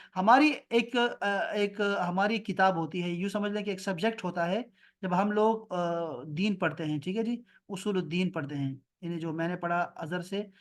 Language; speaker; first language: Urdu; non-native, local second language; Pashto